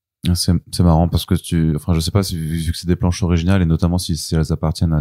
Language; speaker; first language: French; native; French